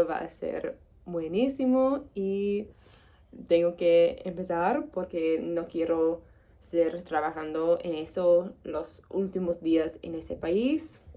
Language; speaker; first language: Spanish; non-native, learner; English